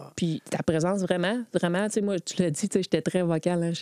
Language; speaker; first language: French; native; French